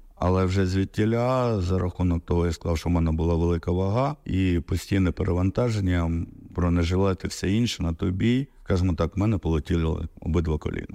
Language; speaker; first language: Ukrainian; non-native, local second language; Russian